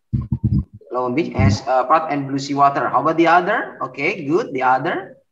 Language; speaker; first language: English; non-native, learner; Indonesian